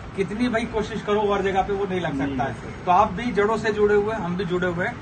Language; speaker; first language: Hindi; non-native, local second language; Gujarati